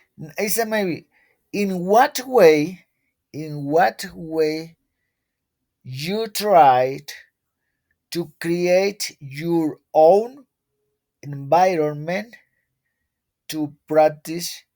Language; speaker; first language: English; non-native, learner; Spanish